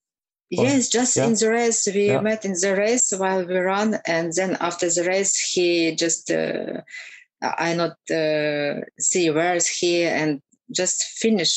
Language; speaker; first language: English; non-native, learner; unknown